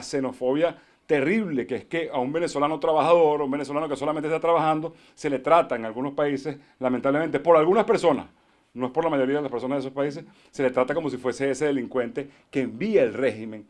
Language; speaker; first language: Spanish; native; Spanish